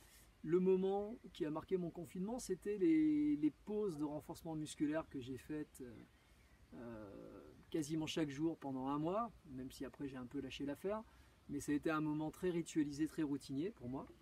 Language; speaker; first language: French; native; French